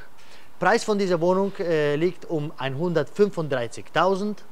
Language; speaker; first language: German; non-native, fluent; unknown